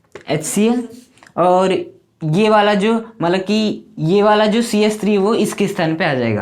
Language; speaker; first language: Hindi; native; Hindi